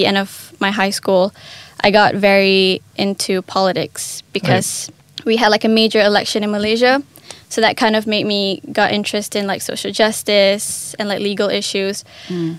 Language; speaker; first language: English; non-native, local second language; Malay